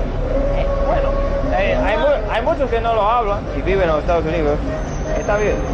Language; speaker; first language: Spanish; non-native, fluent; English